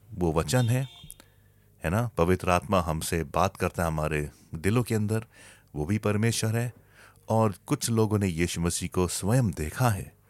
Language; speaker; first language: Hindi; native; Hindi